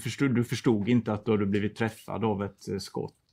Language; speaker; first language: Swedish; native; Swedish